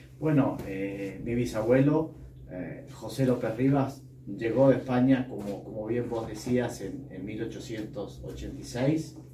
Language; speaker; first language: Spanish; native; Spanish